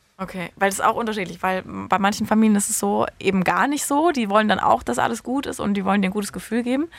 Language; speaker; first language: German; native; German